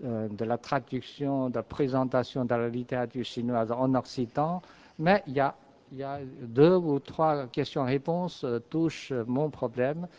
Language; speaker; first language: French; non-native, fluent; Chinese